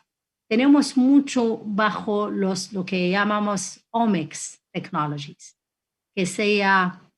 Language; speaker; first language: Spanish; non-native, fluent; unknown